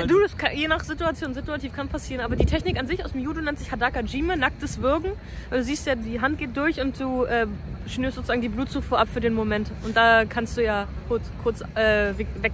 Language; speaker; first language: German; native; German